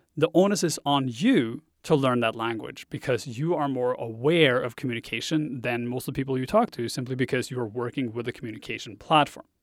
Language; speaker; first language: English; non-native, fluent; Norwegian